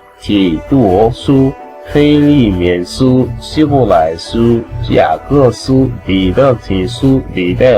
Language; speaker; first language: Chinese; non-native, learner; English